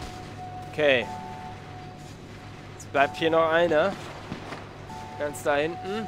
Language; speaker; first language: German; native; German